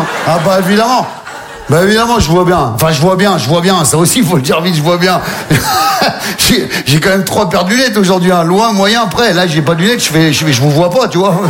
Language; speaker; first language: French; native; French